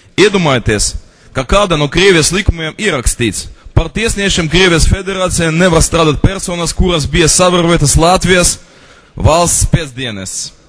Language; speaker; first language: Latvian; non-native, local second language; Russian